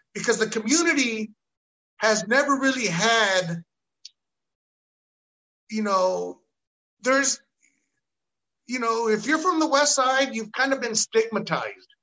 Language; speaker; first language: English; early bilingual, other home language; Spanish